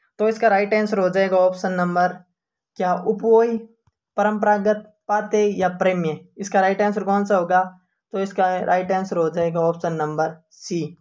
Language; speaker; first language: Hindi; native; Hindi